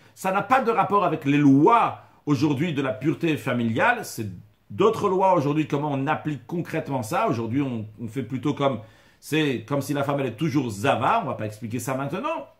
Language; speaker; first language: French; native; French